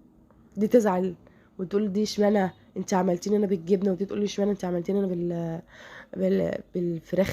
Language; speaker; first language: Arabic; native; Arabic